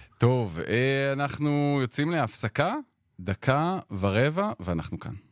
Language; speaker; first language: Hebrew; native; Hebrew